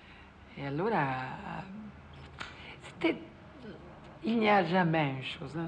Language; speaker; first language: French; non-native, fluent; Italian